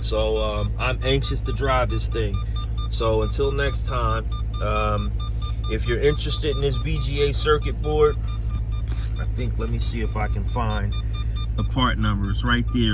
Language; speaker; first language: English; native; English